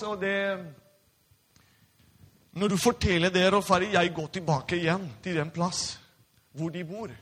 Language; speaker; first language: Norwegian; non-native, fluent; Spanish